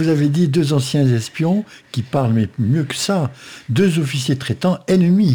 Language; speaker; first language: French; native; French